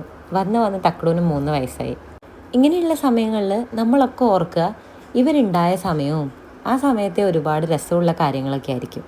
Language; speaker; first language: Malayalam; native; Malayalam